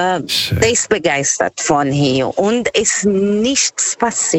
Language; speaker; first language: German; non-native, fluent; Portuguese